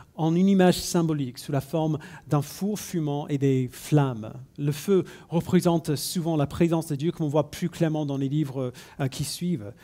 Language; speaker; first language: French; non-native, fluent; English